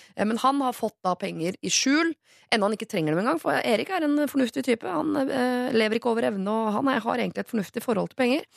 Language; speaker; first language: Norwegian; native; Norwegian